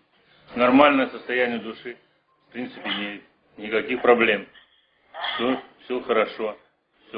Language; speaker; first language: Russian; native; Russian